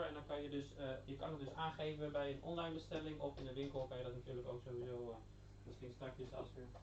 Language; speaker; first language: Dutch; native; Dutch